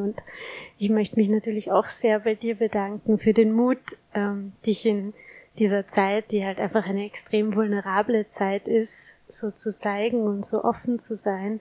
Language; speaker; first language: German; native; German